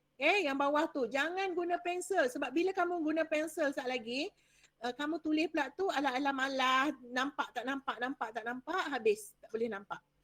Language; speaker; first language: Malay; native; Malay